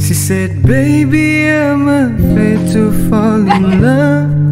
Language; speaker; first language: English; non-native, fluent; Indonesian